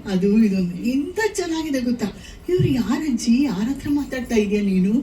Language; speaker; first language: Kannada; native; Kannada